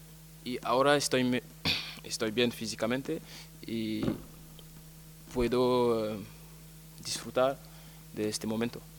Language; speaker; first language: Spanish; non-native, learner; French